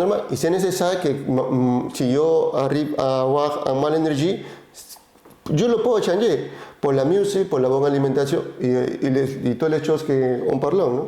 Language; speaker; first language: French; non-native, learner; Spanish